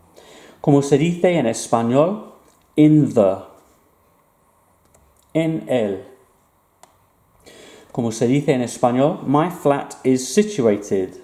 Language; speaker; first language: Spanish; non-native, fluent; English